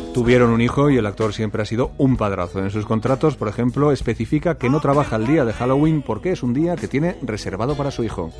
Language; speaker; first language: Spanish; native; Spanish